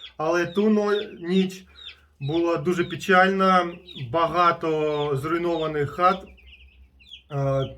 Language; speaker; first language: Ukrainian; non-native, local second language; Russian